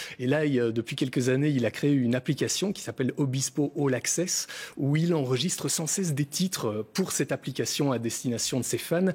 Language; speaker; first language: French; native; French